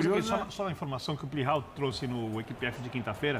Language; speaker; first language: Portuguese; native; Portuguese